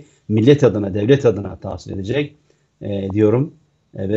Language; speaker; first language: Turkish; native; Turkish